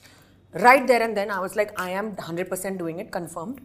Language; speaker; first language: Telugu; non-native, learner; Hindi